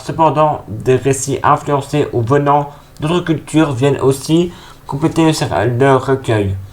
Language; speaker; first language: French; native; French